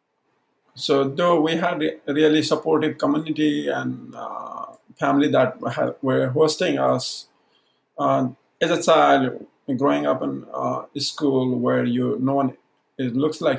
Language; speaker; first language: English; non-native, local second language; Maithili